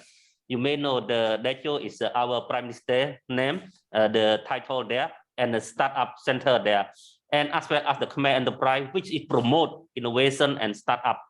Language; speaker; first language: English; non-native, learner; Khmer